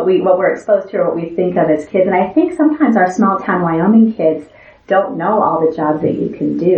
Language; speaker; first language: English; native; English